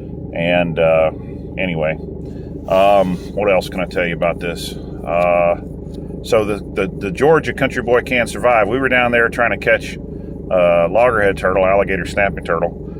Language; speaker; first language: English; native; English